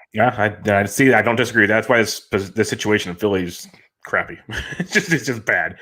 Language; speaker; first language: English; native; English